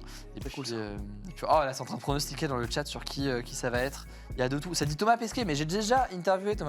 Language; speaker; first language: French; native; French